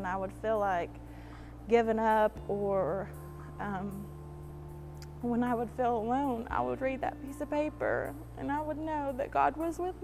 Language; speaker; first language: English; native; English